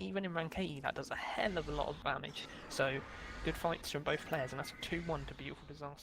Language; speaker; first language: English; native; English